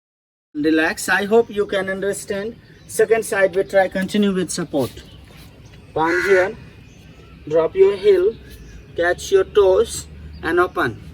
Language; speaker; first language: English; non-native, local second language; Hindi